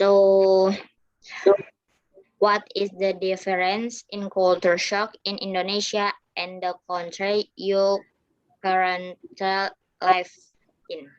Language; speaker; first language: English; non-native, learner; Indonesian